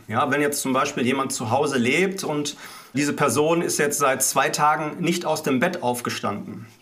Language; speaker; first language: German; native; German